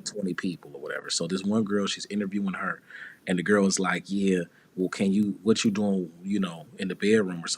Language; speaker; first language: English; native; English